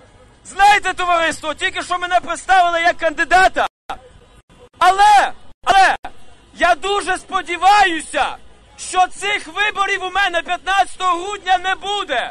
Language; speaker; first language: Ukrainian; native; Ukrainian